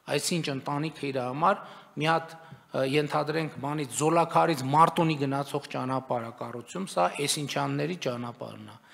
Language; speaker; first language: Armenian; native; Armenian